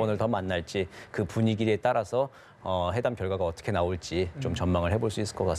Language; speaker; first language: Korean; native; Korean